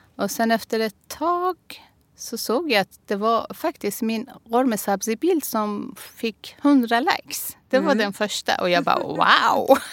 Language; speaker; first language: Swedish; non-native, fluent; Persian